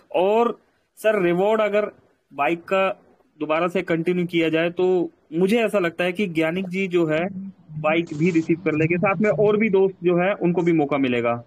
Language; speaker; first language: Hindi; native; Hindi